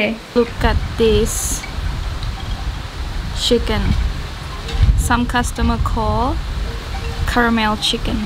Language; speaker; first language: English; non-native, learner; Thai